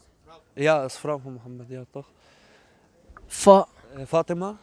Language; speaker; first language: Dutch; non-native, learner; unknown